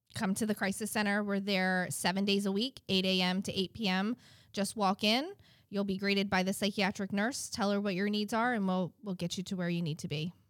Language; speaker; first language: English; native; English